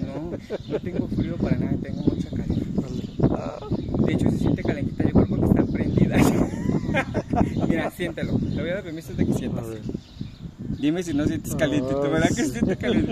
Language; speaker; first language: Spanish; native; Spanish